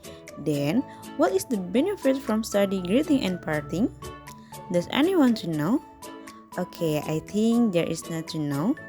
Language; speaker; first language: English; non-native, learner; Indonesian